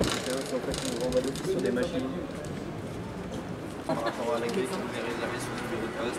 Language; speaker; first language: French; native; French